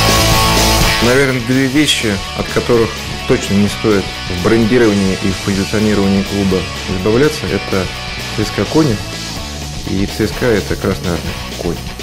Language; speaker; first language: Russian; native; Russian